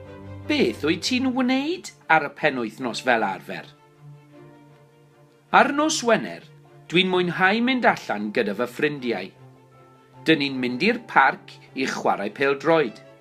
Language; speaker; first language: Welsh; non-native, local second language; English